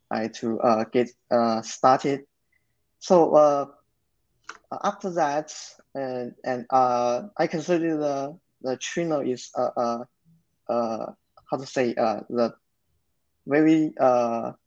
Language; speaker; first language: English; non-native, learner; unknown